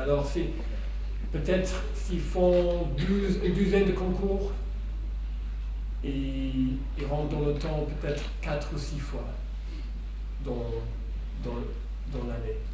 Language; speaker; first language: French; non-native, fluent; English